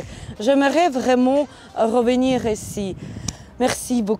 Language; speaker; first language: French; non-native, learner; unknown